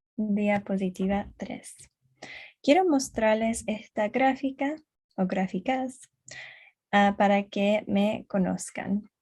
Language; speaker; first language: Spanish; non-native, learner; English